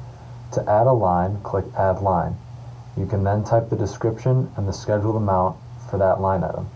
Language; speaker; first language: English; native; English